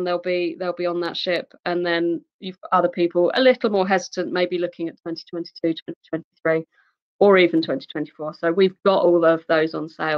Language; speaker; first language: English; native; English